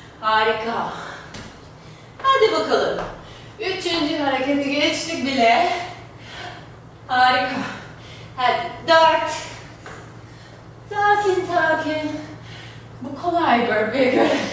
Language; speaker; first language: Turkish; non-native, fluent; German